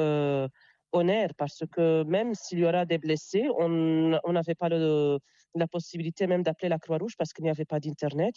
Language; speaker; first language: French; non-native, local second language; Arabic